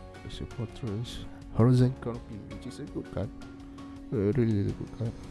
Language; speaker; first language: English; non-native, local second language; Malay